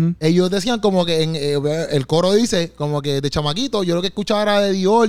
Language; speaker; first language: Spanish; native; Spanish